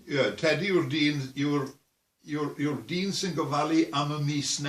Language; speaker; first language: Welsh; native; Welsh